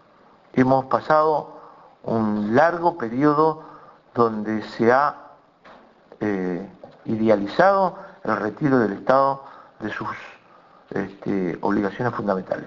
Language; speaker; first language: Spanish; native; Spanish